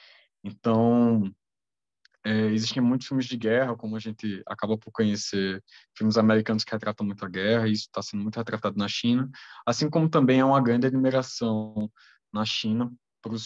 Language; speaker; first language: Portuguese; native; Portuguese